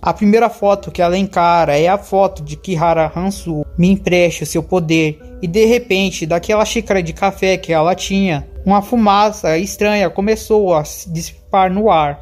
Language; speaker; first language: Portuguese; native; Portuguese